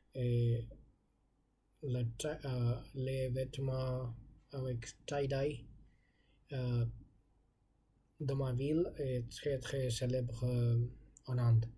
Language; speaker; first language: French; non-native, learner; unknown